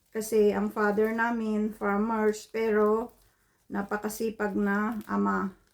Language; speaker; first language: Filipino; non-native, local second language; Iloko